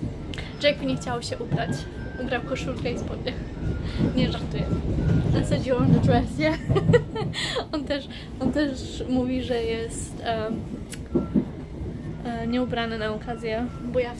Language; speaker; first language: Polish; early bilingual, heritage; Polish